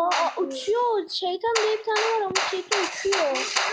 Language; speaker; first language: Turkish; early bilingual, heritage; Turkish